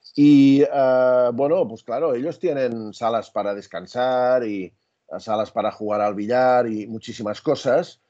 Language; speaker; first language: Spanish; native; Spanish